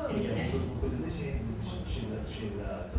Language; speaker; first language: French; non-native, learner; Khmer